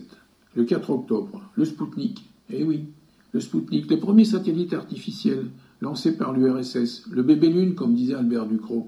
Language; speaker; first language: French; native; French